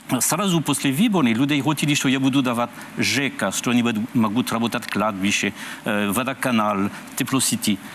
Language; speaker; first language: Russian; non-native, learner; French